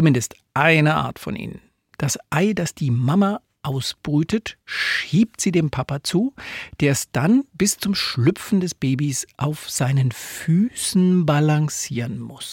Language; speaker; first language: German; native; German